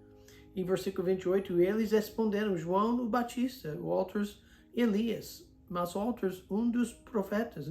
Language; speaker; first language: Portuguese; non-native, fluent; English